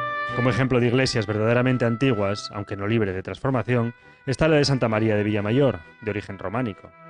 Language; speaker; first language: Spanish; native; Spanish